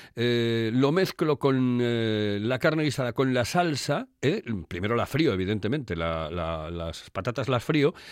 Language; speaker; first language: Spanish; native; Spanish